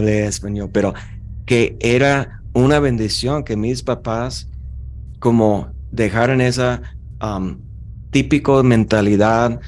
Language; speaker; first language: Spanish; non-native, fluent; English